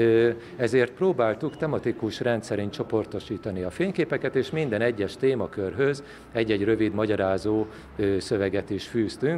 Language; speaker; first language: Hungarian; native; Hungarian